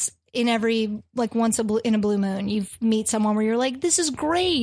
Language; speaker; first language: English; native; English